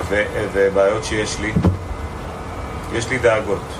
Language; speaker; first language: Hebrew; non-native, fluent; Russian